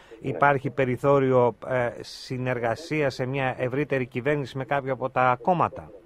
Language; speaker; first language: Greek; native; Greek